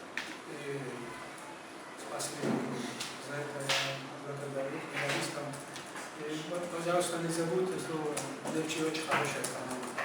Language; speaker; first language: Russian; non-native, fluent; Georgian